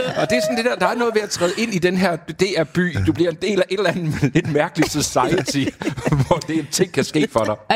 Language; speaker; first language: Danish; native; Danish